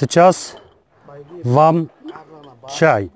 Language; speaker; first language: Russian; non-native, learner; Arabic